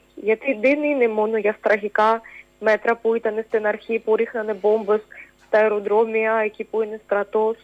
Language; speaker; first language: Greek; non-native, fluent; Ukrainian